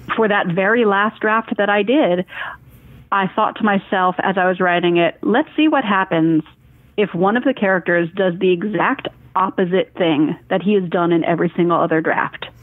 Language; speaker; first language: English; native; English